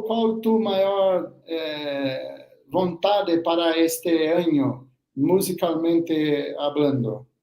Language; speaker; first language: Spanish; non-native, learner; Portuguese